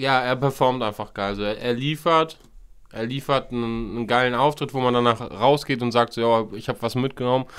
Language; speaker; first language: German; native; German